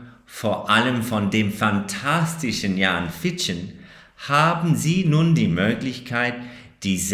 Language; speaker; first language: German; non-native, fluent; English